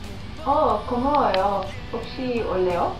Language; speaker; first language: Korean; non-native, learner; English